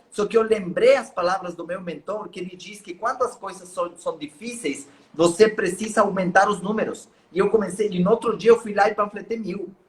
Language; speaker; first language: Portuguese; non-native, fluent; Spanish